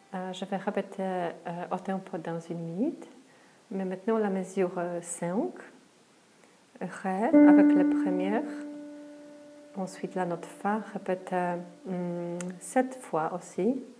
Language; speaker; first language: French; non-native, fluent; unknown